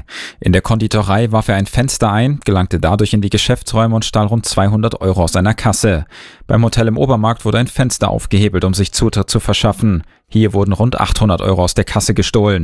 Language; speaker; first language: German; native; German